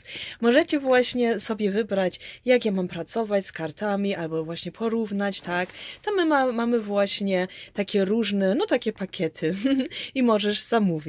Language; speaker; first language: Polish; early bilingual, heritage; Polish